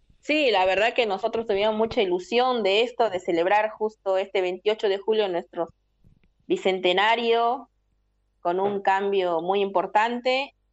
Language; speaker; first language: Spanish; native; Spanish